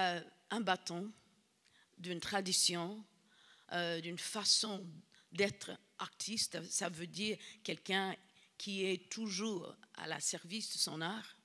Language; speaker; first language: French; non-native, fluent; English